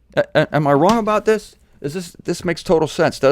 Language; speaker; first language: English; native; English